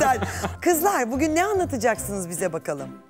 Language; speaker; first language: Turkish; native; Turkish